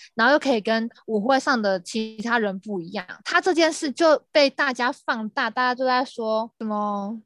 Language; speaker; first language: Chinese; native; Chinese